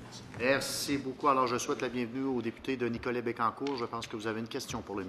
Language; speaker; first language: French; native; French